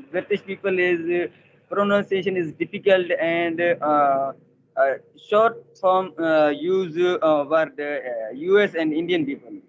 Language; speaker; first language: English; non-native, learner; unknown